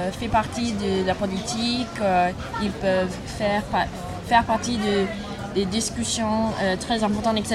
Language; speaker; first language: French; non-native, fluent; English